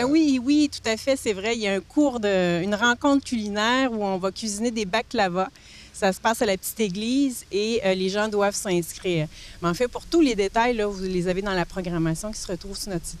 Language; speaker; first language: French; native; French